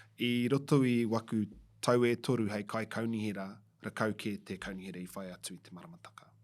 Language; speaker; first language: Māori; non-native, local second language; English